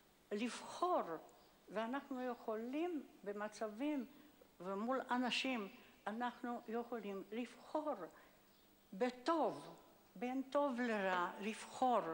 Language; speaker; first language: Hebrew; non-native, fluent; Hungarian